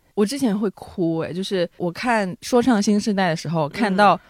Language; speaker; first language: Chinese; non-native, local second language; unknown